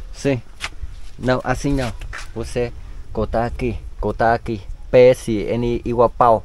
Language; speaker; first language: Portuguese; non-native, learner; Vietnamese